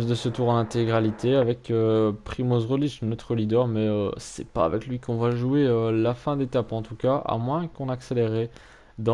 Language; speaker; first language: French; native; French